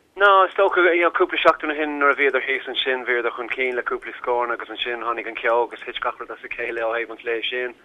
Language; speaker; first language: Irish; native; Irish